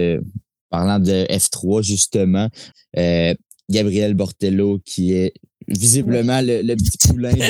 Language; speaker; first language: French; native; French